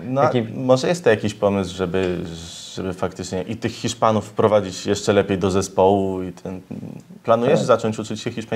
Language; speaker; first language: Polish; native; Polish